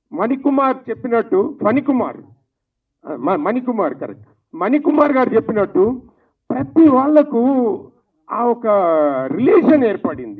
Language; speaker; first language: Telugu; native; Telugu